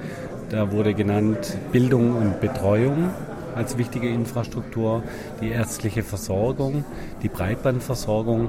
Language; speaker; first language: German; native; German